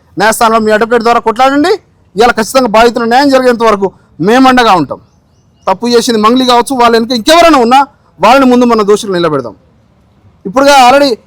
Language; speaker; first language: Telugu; native; Telugu